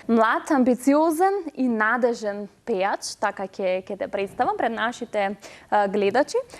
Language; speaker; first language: Macedonian; native; Macedonian